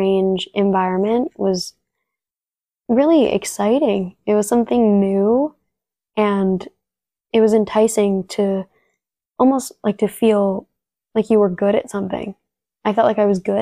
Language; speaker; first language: English; early bilingual, other home language; Spanish